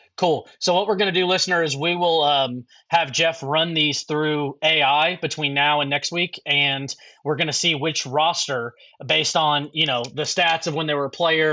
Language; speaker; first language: English; native; English